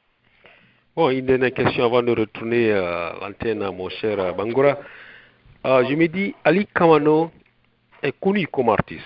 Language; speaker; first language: French; non-native, local second language; Susu